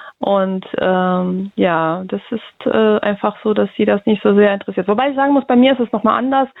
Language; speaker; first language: German; early bilingual, other home language; Russian